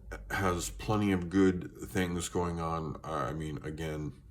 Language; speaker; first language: English; native; English